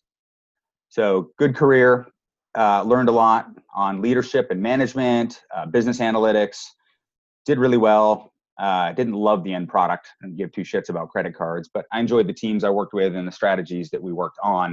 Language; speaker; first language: English; native; English